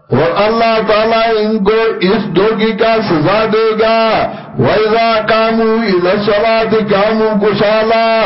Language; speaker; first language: Urdu; non-native, local second language; Pashto